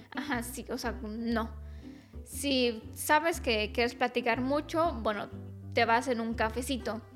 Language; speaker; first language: Spanish; non-native, fluent; Romanian